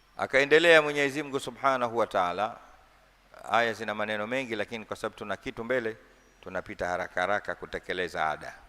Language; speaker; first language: Swahili; native; Swahili